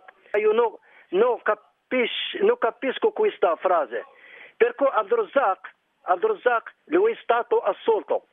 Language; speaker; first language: Italian; non-native, learner; Arabic